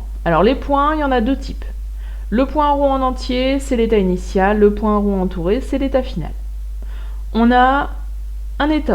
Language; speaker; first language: French; native; French